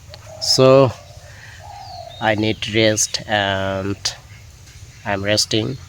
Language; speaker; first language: English; non-native, learner; Bangla